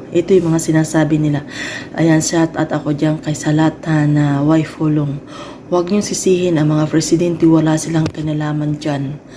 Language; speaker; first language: Filipino; non-native, local second language; Cebuano